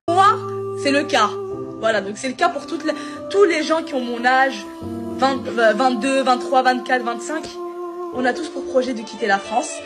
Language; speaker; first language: French; native; French